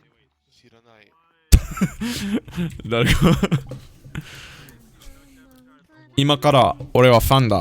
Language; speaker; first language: Japanese; non-native, learner; English